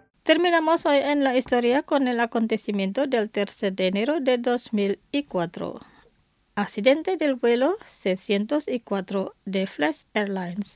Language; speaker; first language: Spanish; non-native, fluent; Indonesian